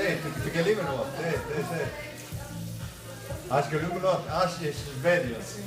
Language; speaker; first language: Lithuanian; non-native, learner; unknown